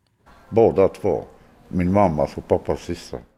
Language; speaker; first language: Swedish; non-native, fluent; Romany